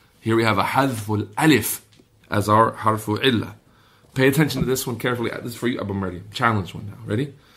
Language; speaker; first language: English; native; English